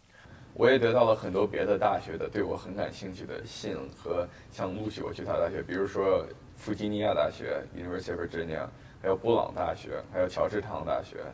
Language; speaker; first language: Chinese; early bilingual, heritage; Chinese